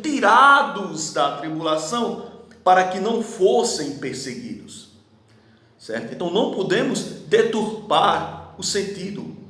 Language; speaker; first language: Portuguese; native; Portuguese